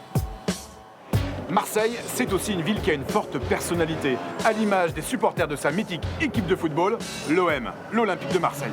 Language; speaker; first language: French; native; French